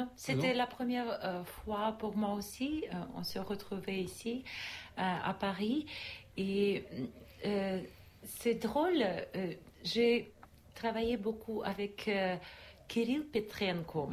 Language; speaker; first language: French; non-native, learner; Russian